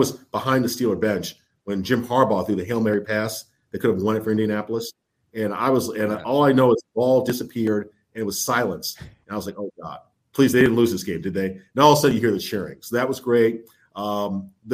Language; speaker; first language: English; native; English